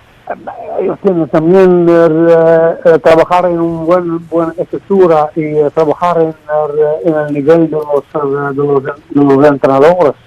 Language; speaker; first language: Spanish; non-native, fluent; Dutch